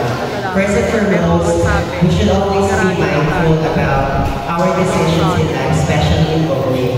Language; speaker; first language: English; non-native, local second language; Filipino